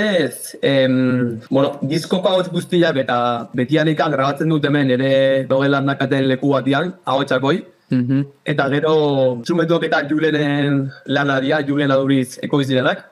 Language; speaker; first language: Basque; native; Basque